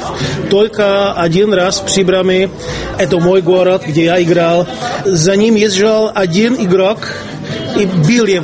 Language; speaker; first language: Russian; non-native, fluent; Czech